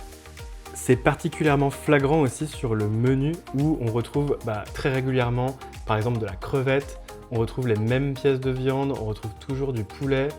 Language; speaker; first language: French; native; French